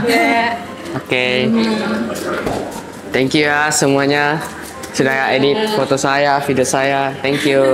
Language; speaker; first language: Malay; early bilingual, heritage; Malay